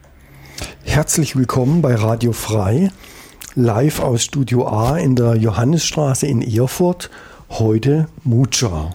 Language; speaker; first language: German; native; German